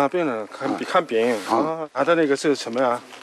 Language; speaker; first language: Chinese; non-native, learner; Korean